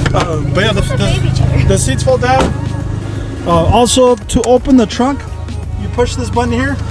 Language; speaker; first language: English; native; English